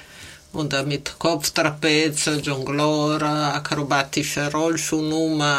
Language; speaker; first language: German; non-native, learner; Italian